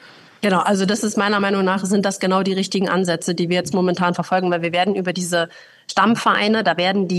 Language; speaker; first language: German; native; German